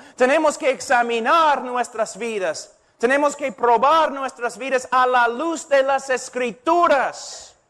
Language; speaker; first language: Spanish; non-native, fluent; English